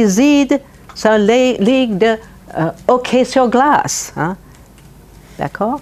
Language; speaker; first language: French; non-native, fluent; English